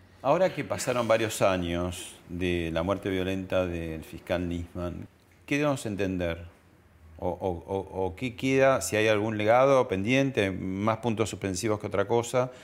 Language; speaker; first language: Spanish; native; Spanish